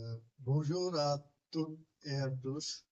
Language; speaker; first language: French; non-native, fluent; Hindi